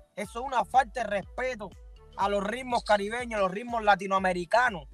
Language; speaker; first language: Spanish; native; Spanish